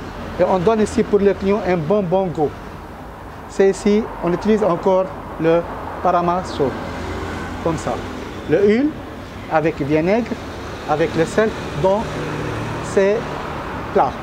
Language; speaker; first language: French; non-native, learner; Arabic